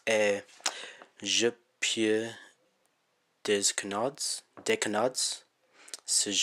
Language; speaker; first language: French; non-native, learner; English